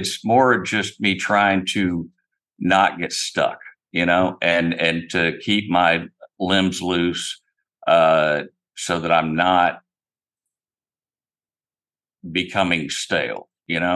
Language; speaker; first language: English; native; English